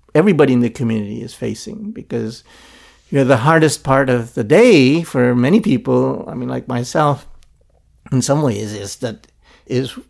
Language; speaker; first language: English; non-native, local second language; Filipino